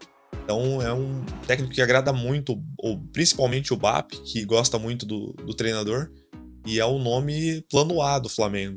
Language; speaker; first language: Portuguese; native; Portuguese